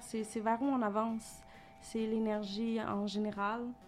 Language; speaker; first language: French; native; French